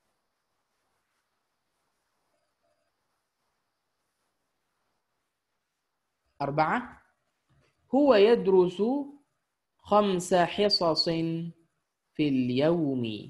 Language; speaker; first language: Arabic; non-native, fluent; Indonesian